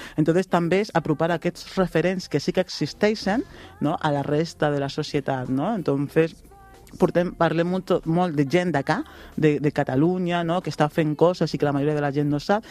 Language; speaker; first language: Catalan; non-native, local second language; Spanish